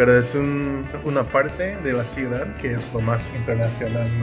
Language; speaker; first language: Spanish; non-native, learner; English